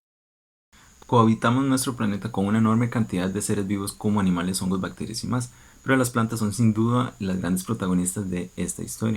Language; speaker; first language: Spanish; native; Spanish